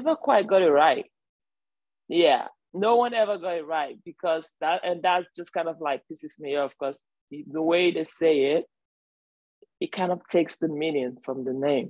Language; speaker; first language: English; non-native, local second language; Igbo